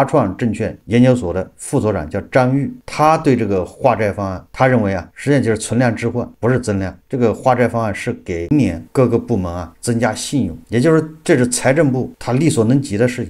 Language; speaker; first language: Chinese; native; Chinese